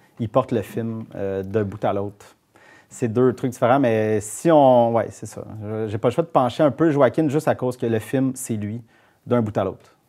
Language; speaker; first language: French; native; French